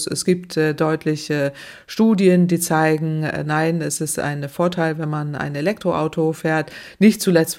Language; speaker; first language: German; native; German